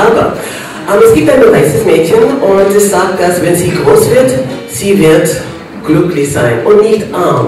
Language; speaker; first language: German; non-native, fluent; English